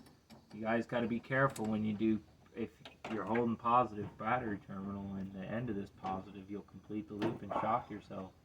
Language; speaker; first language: English; native; English